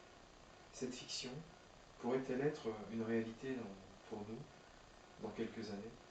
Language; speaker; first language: French; native; French